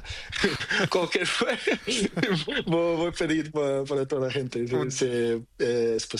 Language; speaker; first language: Spanish; non-native, learner; Portuguese